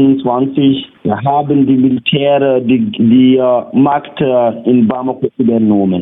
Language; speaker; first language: German; non-native, learner; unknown